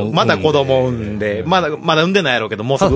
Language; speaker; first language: Japanese; native; Japanese